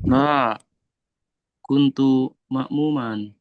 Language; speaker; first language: Arabic; non-native, learner; Indonesian